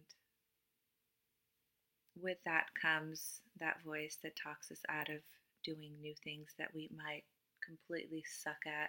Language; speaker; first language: English; non-native, fluent; Romanian